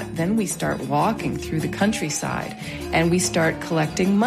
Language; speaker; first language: English; native; English